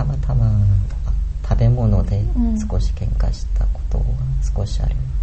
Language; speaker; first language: Japanese; non-native, learner; Korean